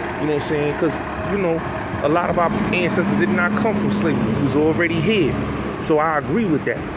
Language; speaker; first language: English; native; English